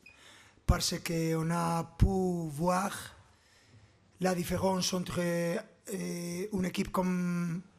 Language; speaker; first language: French; non-native, learner; Spanish